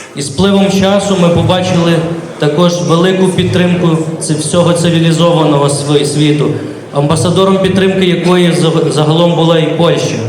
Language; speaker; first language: Ukrainian; native; Ukrainian